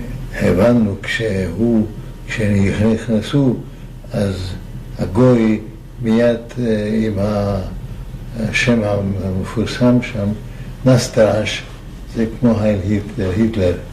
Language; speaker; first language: Hebrew; non-native, fluent; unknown